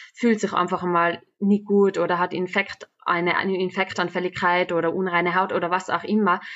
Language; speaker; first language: German; native; German